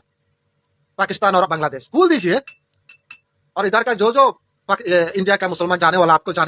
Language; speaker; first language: Hindi; non-native, local second language; Bangla